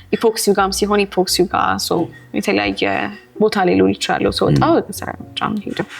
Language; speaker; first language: Amharic; native; Amharic